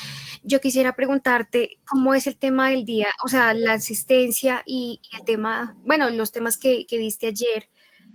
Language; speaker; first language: Spanish; native; Spanish